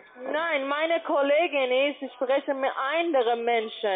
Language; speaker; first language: German; non-native, learner; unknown